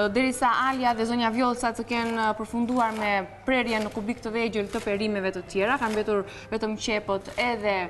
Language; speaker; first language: Albanian; native; Albanian